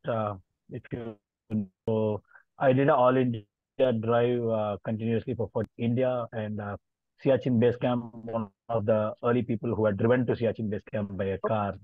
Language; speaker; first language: English; non-native, local second language; Tamil